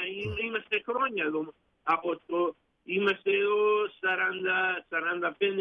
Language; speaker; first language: Greek; early bilingual, heritage; Greek